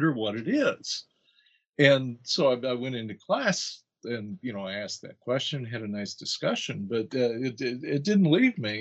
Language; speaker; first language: English; native; English